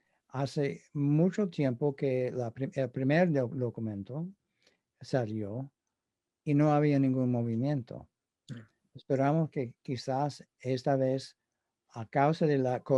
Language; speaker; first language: Spanish; non-native, fluent; English